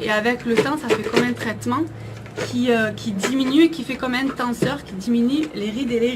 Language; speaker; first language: French; native; French